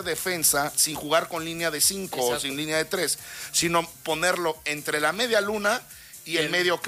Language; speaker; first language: Spanish; native; Spanish